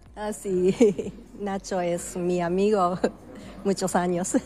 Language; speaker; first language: Spanish; non-native, learner; Japanese